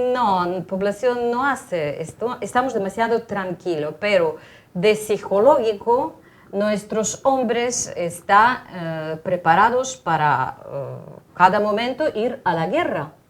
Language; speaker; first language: Spanish; non-native, fluent; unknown